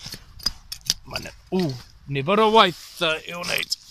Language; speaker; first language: Welsh; non-native, learner; English